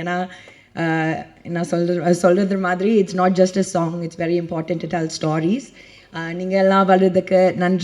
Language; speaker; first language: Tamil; early bilingual, heritage; Tamil